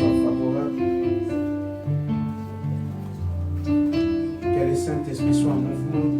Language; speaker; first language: French; non-native, local second language; Lingala